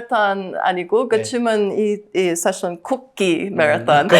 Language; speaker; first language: Korean; non-native, learner; English